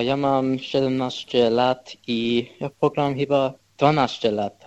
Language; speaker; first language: Polish; early bilingual, heritage; English